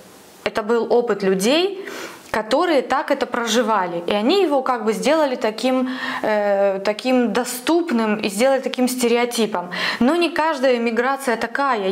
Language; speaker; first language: Russian; native; Russian